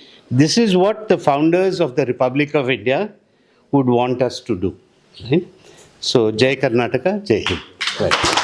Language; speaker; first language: English; non-native, local second language; Telugu